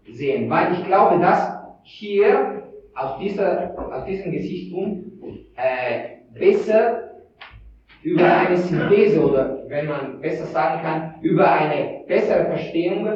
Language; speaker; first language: German; non-native, fluent; Italian